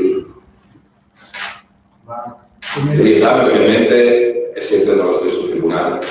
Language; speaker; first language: Italian; native; Italian